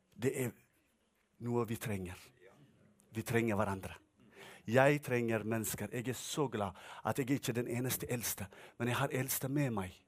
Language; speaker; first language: Norwegian; non-native, fluent; Tigrinya